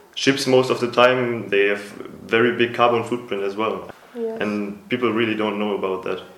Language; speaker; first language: English; non-native, fluent; German